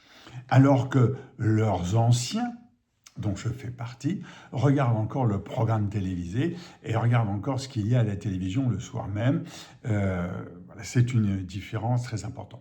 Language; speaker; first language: French; native; French